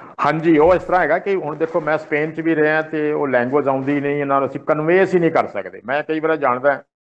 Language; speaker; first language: Punjabi; native; Punjabi